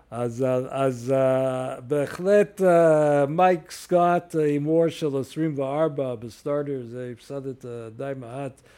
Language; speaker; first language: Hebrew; non-native, fluent; English